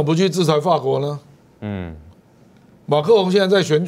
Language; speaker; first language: Chinese; native; Chinese